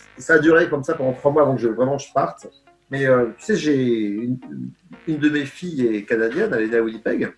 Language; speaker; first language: French; native; French